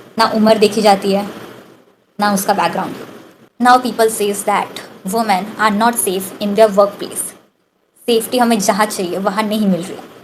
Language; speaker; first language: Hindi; non-native, local second language; Bangla